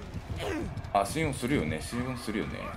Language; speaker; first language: Japanese; native; Japanese